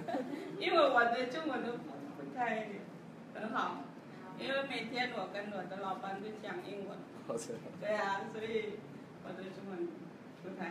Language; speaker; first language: Chinese; non-native, learner; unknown